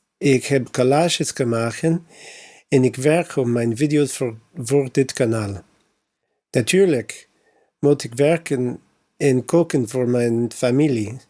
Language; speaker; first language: Dutch; non-native, learner; English